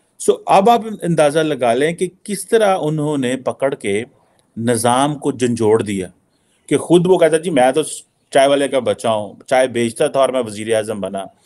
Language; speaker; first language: Urdu; native; Urdu